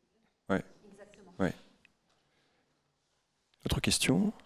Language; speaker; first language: French; native; French